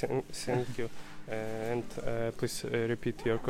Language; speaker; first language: English; non-native, learner; Russian